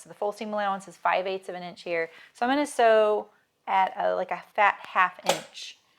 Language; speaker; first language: English; native; English